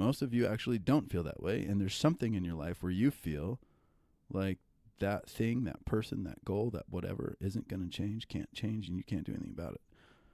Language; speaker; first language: English; native; English